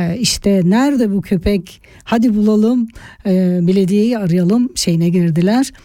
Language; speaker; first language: Turkish; native; Turkish